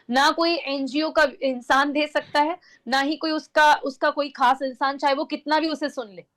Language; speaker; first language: Hindi; non-native, local second language; Gujarati